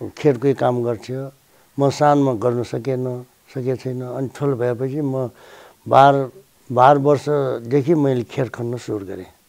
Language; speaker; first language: Nepali; non-native, local second language; Newari